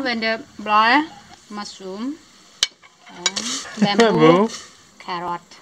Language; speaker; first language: English; non-native, learner; Thai